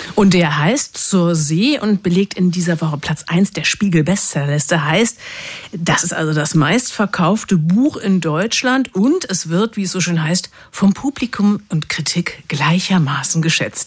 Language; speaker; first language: German; native; German